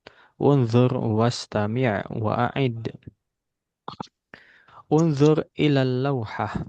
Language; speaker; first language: Arabic; non-native, fluent; Indonesian